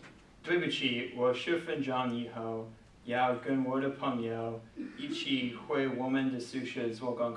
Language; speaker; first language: Chinese; non-native, learner; English